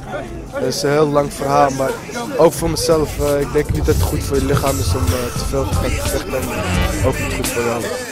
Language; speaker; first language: Dutch; native; Dutch